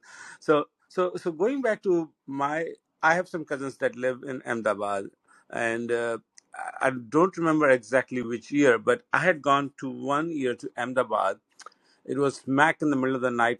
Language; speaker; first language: English; non-native, local second language; Hindi